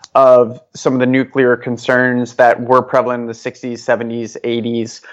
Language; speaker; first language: English; non-native, fluent; Norwegian